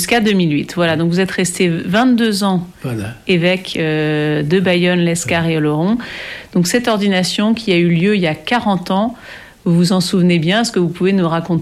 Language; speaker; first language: French; native; French